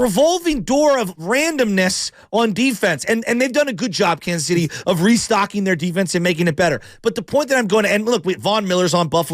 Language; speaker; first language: English; native; English